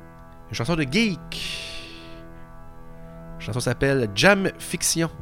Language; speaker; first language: French; native; French